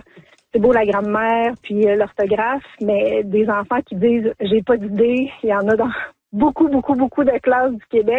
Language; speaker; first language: French; native; French